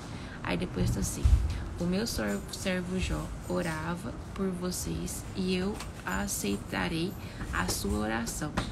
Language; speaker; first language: Portuguese; native; Portuguese